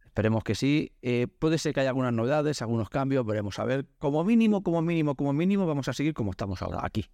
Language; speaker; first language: Spanish; native; Spanish